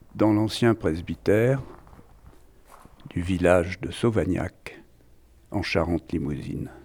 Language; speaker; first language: French; native; French